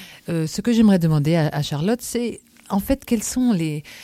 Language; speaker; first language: French; native; French